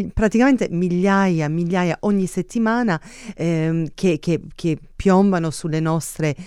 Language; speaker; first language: Italian; early bilingual, heritage; Italian